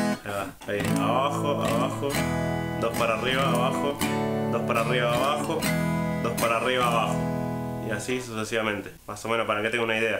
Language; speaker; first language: Spanish; native; Spanish